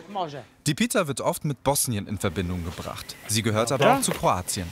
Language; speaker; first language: German; early bilingual, other home language; Croatian